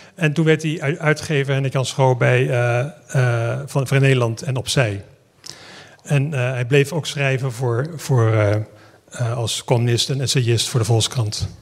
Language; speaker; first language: Dutch; native; Dutch